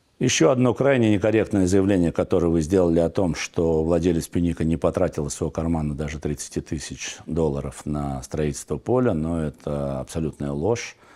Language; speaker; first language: Russian; non-native, local second language; Armenian